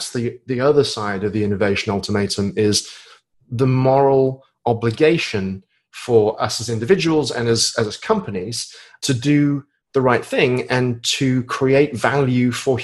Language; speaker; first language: English; native; English